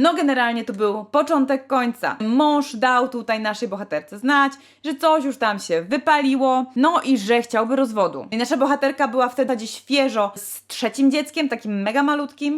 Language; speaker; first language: Polish; native; Polish